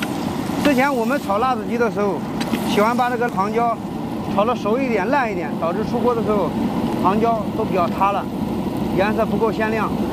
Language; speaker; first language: Chinese; native; Chinese